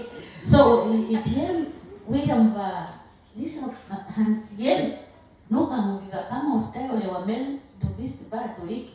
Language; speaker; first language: Danish; non-native, learner; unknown